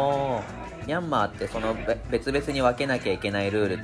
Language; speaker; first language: Japanese; native; Japanese